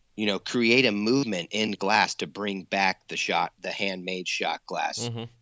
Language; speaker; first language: English; native; English